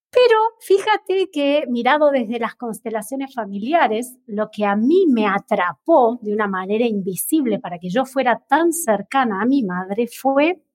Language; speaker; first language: Spanish; native; Spanish